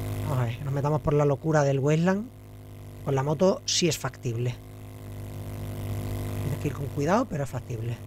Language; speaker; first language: Spanish; native; Spanish